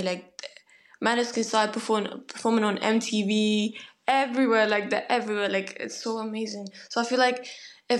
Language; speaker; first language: English; non-native, fluent; Polish